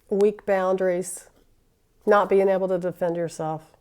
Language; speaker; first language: English; native; English